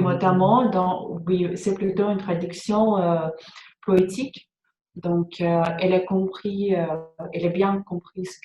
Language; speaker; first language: French; non-native, fluent; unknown